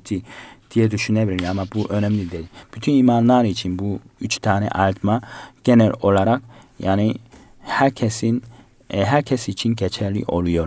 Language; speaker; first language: Turkish; non-native, fluent; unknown